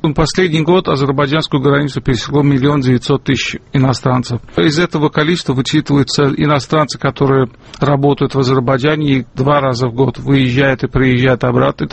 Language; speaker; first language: Russian; non-native, local second language; Azerbaijani